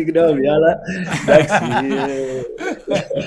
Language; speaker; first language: Greek; non-native, learner; Portuguese